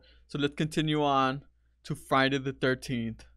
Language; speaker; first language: English; native; English